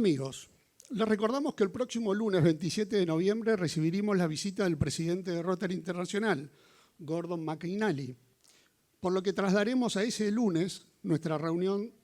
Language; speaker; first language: Spanish; native; Spanish